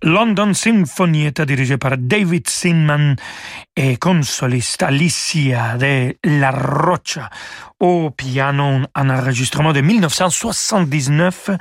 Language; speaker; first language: French; non-native, fluent; Spanish